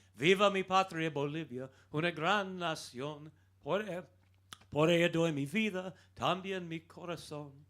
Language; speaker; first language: Spanish; non-native, learner; English